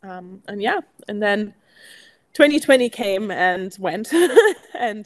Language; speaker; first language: English; non-native, fluent; German